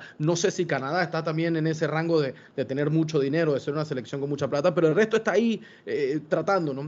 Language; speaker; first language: Spanish; native; Spanish